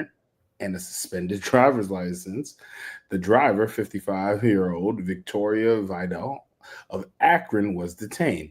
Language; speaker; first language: English; native; English